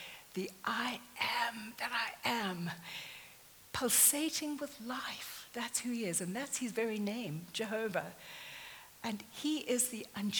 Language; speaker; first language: English; native; English